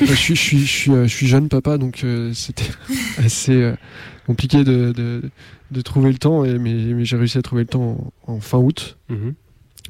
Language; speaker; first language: French; native; French